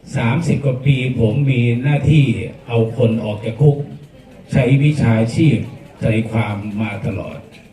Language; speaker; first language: Thai; native; Thai